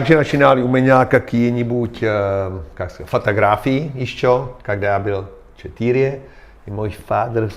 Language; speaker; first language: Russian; non-native, learner; Czech